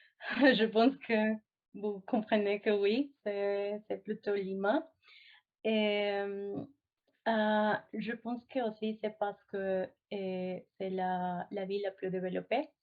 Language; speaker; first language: French; non-native, fluent; Spanish